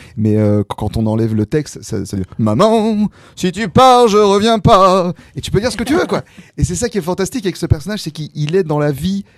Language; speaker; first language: French; native; French